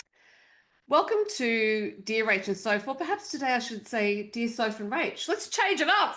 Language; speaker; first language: English; native; English